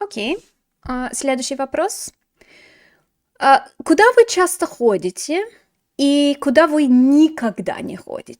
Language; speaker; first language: Russian; non-native, fluent; English